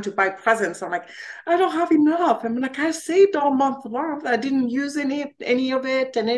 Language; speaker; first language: English; non-native, fluent; French